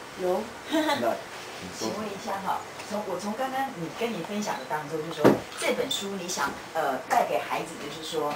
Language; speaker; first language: Chinese; native; Chinese